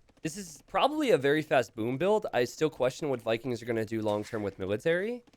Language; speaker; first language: English; native; English